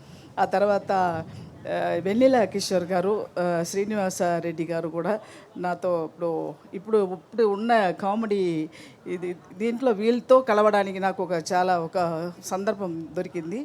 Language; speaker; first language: Telugu; non-native, fluent; Tamil